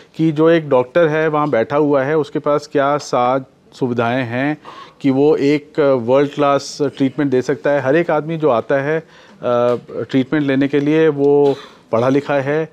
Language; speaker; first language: Hindi; native; Hindi